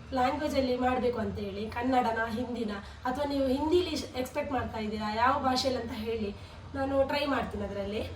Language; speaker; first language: Kannada; non-native, local second language; Tulu